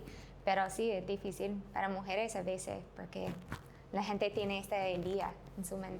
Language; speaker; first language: Spanish; non-native, learner; English